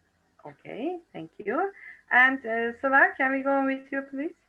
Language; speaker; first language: English; non-native, fluent; Turkish